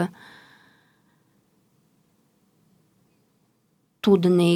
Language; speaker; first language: Hungarian; non-native, fluent; Polish